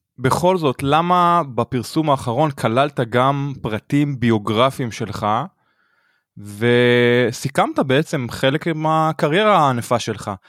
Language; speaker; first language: Hebrew; native; Hebrew